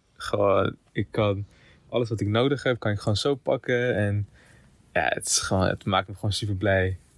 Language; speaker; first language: Dutch; early bilingual, other home language; Persian